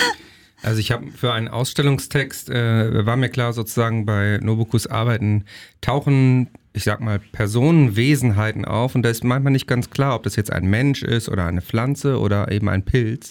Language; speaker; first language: German; native; German